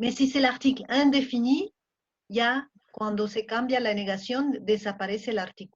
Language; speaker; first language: Spanish; non-native, fluent; French